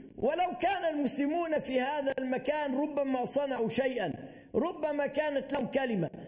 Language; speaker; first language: Arabic; native; Arabic